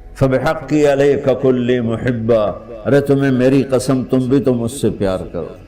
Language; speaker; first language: Urdu; non-native, local second language; Punjabi